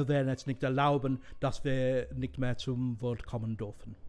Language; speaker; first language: German; non-native, fluent; English